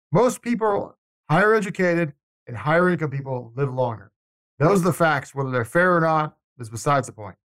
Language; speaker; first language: English; native; English